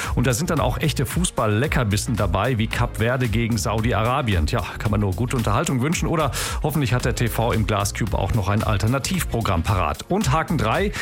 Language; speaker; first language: German; native; German